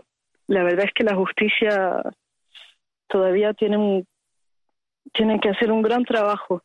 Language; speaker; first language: Spanish; early bilingual, heritage; Spanish